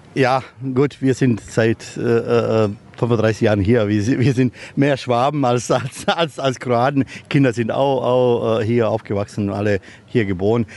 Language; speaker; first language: German; non-native, fluent; Croatian